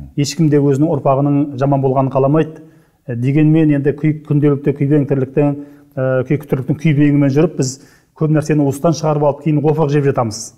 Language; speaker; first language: Kazakh; native; Kazakh